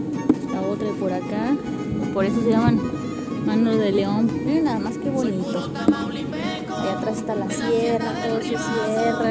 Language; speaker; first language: Spanish; native; Spanish